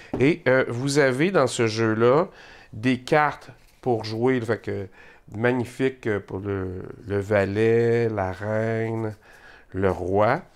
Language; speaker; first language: French; native; French